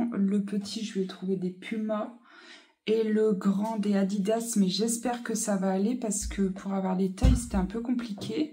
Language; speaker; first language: French; native; French